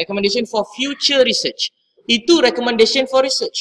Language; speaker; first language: English; non-native, local second language; Malay